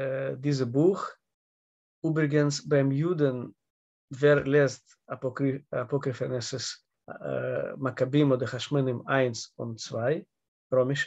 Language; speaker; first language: German; non-native, learner; Russian